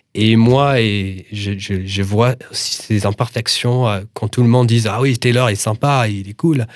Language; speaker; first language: French; non-native, fluent; English